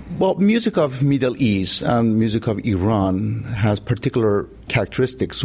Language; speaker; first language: English; non-native, fluent; Persian